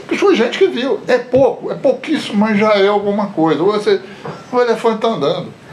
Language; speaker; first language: Portuguese; native; Portuguese